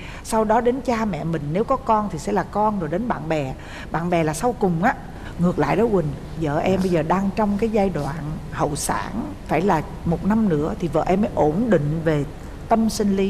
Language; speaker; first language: Vietnamese; native; Vietnamese